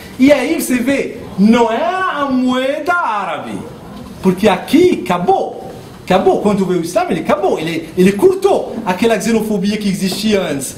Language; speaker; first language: Portuguese; non-native, fluent; Arabic